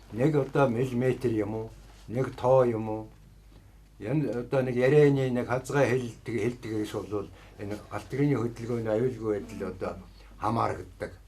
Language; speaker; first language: Mongolian; native; Mongolian